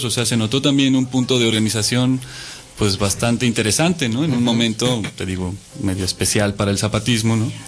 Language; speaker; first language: Spanish; native; Spanish